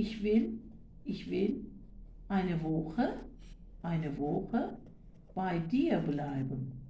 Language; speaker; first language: German; non-native, fluent; Turkish